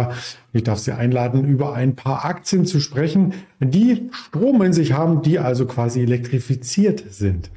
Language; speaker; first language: German; native; German